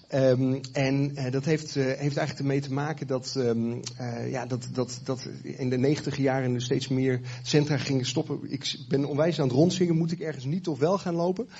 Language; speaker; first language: Dutch; early bilingual, heritage; Dutch